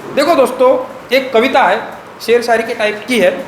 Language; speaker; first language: Hindi; non-native, local second language; Marathi